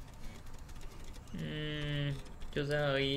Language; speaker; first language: Chinese; native; Chinese